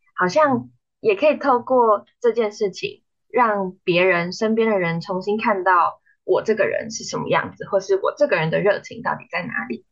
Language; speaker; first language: Chinese; native; Chinese